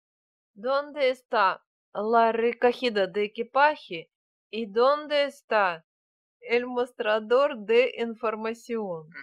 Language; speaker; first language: Spanish; non-native, learner; Russian